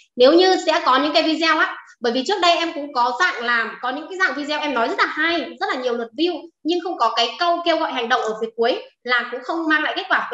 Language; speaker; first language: Vietnamese; non-native, local second language; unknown